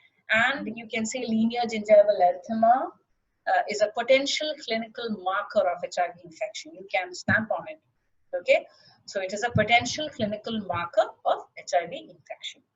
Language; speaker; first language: English; non-native, local second language; Malayalam